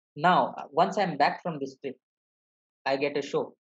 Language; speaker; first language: English; non-native, local second language; Malayalam